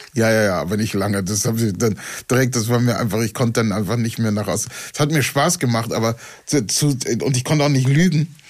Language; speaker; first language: German; early bilingual, other home language; Ewe